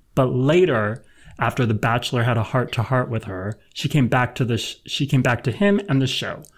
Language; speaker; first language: English; native; English